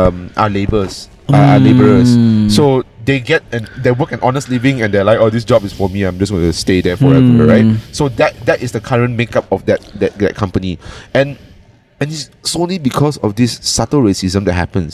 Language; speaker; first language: English; non-native, local second language; Cantonese